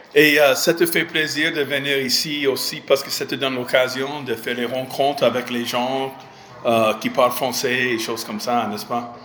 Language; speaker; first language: French; non-native, fluent; English